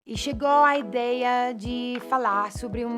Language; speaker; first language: Portuguese; non-native, fluent; Italian